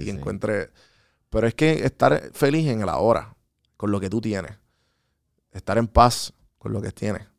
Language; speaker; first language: Spanish; native; Spanish